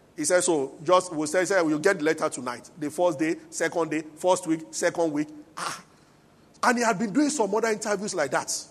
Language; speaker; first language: English; non-native, local second language; Yoruba